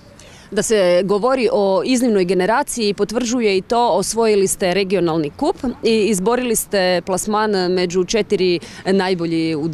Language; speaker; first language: Serbian; native; Serbian